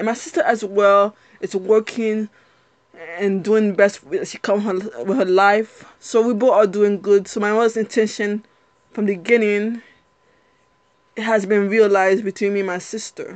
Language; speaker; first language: English; early bilingual, other home language; Haitian Creole